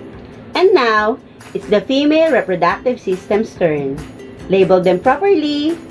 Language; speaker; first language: English; non-native, local second language; Filipino